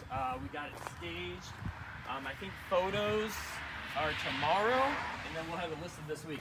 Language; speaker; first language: English; native; English